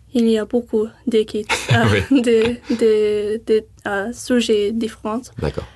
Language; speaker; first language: French; non-native, fluent; English